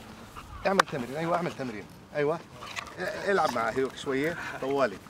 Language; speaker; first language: Arabic; native; Arabic